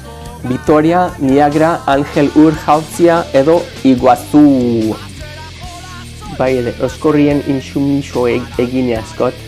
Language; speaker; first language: Basque; non-native, learner; English